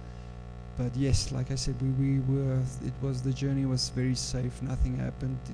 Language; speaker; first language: English; non-native, local second language; Afrikaans